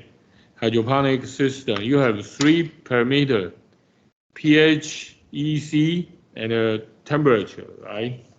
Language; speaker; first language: English; non-native, fluent; Chinese